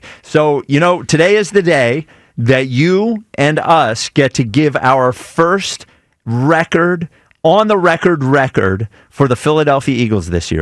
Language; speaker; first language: English; native; English